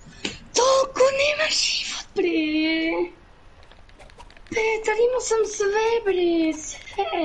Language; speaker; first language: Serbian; early bilingual, heritage; Serbian